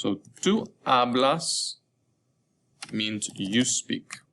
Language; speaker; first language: Spanish; non-native, fluent; English